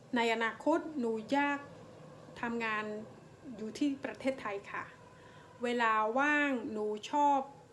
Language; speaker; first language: Thai; non-native, learner; Khmer